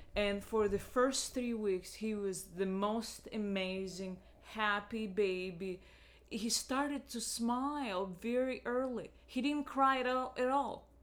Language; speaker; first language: English; non-native, fluent; Russian